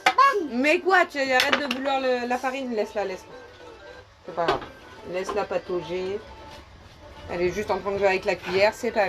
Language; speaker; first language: French; native; French